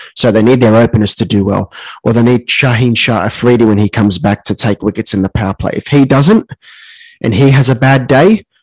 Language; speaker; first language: English; native; English